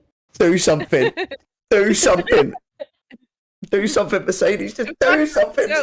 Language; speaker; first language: English; native; English